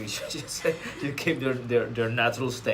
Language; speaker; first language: English; non-native, fluent; Spanish